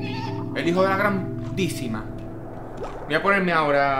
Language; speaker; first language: Spanish; native; Spanish